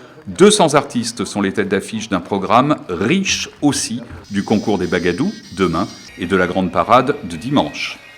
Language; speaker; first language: French; native; French